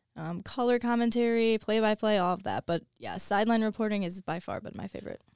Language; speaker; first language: English; native; English